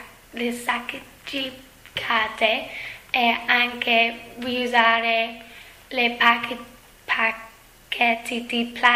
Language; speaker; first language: Italian; non-native, learner; English